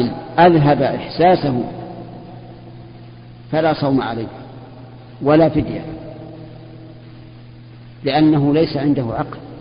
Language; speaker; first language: Arabic; native; Arabic